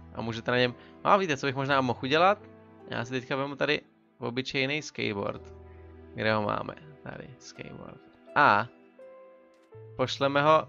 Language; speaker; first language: Czech; native; Czech